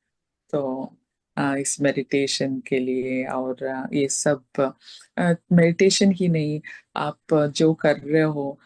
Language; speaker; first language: Hindi; non-native, local second language; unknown